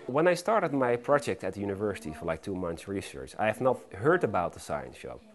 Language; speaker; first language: English; non-native, fluent; Dutch